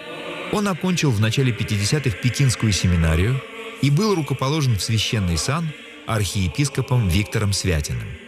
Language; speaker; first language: Russian; native; Russian